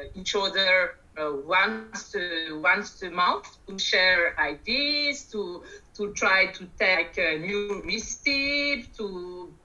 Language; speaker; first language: English; non-native, learner; Malagasy